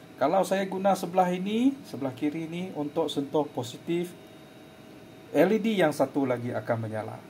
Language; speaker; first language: Malay; non-native, local second language; Chinese